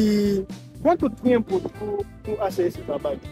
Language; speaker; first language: Portuguese; non-native, learner; French